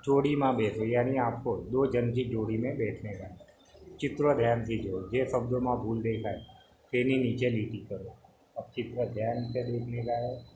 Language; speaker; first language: Hindi; non-native, local second language; Gujarati